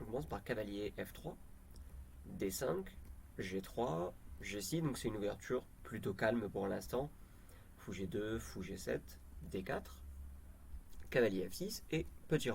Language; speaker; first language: French; native; French